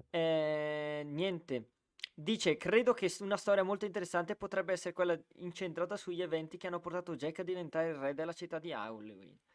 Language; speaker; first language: Italian; native; Italian